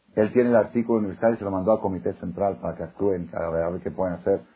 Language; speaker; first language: Spanish; non-native, fluent; Hebrew